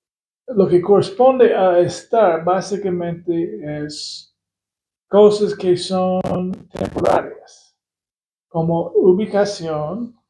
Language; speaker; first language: Spanish; non-native, fluent; English